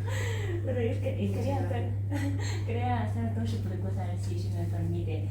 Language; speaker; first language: Spanish; non-native, learner; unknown